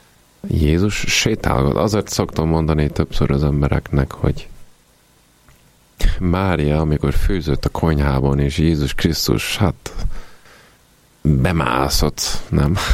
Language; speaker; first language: Hungarian; non-native, fluent; Italian